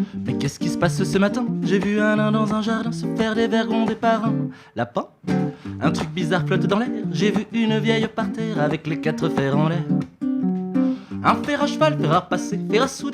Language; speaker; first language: French; native; French